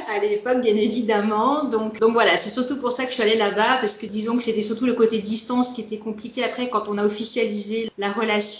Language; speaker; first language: French; native; French